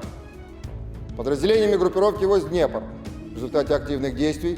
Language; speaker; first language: Russian; native; Russian